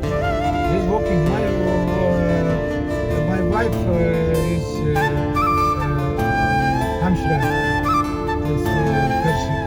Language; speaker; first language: English; non-native, learner; Azerbaijani